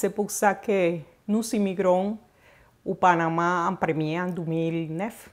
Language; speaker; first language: French; non-native, fluent; Spanish